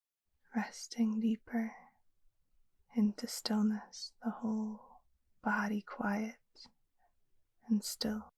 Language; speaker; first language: English; native; English